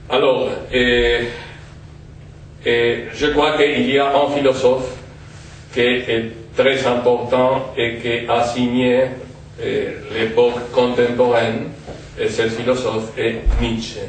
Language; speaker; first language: French; non-native, fluent; Spanish